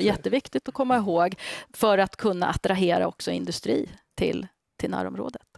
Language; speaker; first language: Swedish; native; Swedish